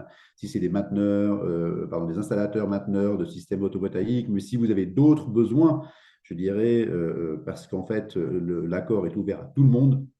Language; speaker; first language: French; native; French